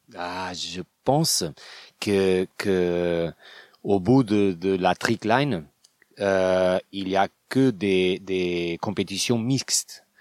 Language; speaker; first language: French; non-native, learner; Portuguese